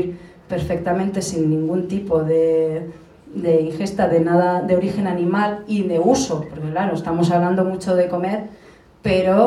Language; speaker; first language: Spanish; native; Spanish